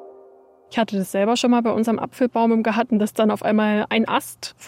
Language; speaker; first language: German; native; German